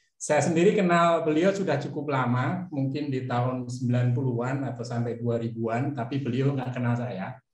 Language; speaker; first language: Indonesian; native; Indonesian